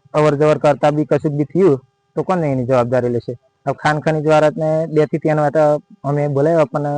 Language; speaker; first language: Gujarati; native; Gujarati